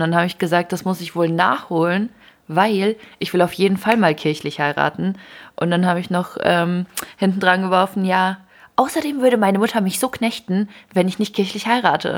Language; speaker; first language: German; early bilingual, other home language; Ukrainian